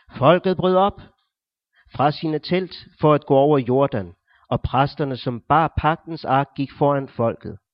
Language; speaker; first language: Danish; native; Danish